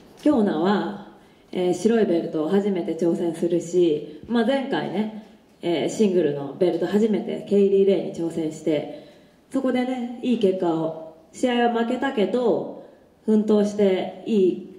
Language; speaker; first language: Japanese; native; Japanese